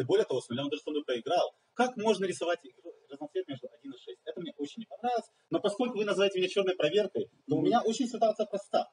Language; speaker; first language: Russian; native; Russian